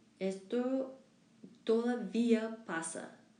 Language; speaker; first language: Spanish; non-native, learner; English